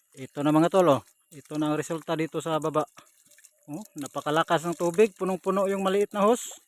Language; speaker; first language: Filipino; non-native, local second language; Cebuano